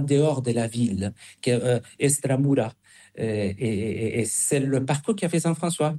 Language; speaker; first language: French; non-native, fluent; Spanish